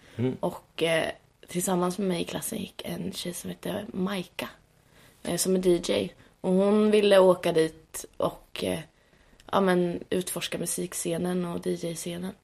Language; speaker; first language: Swedish; native; Swedish